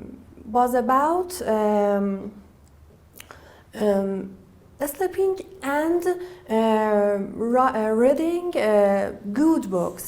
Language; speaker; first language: English; non-native, learner; Persian